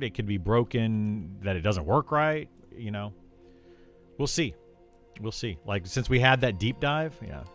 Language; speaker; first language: English; native; English